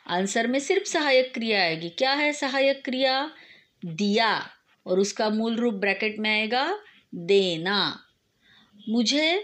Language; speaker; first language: Hindi; non-native, local second language; Marathi